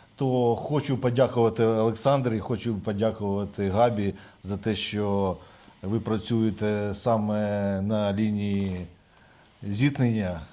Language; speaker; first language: Ukrainian; native; Ukrainian